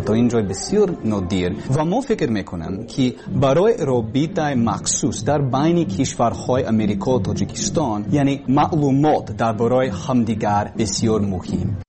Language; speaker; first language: Persian; non-native, learner; English